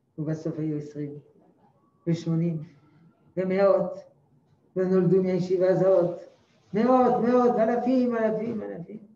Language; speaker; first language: Hebrew; non-native, fluent; French